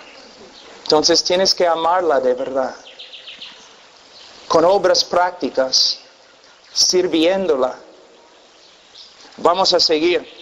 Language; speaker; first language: Spanish; non-native, fluent; English